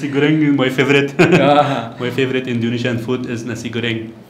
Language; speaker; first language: English; non-native, learner; Persian